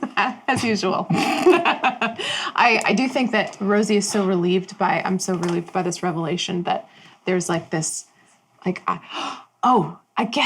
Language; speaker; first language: English; native; English